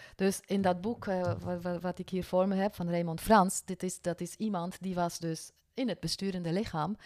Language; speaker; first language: Dutch; non-native, fluent; French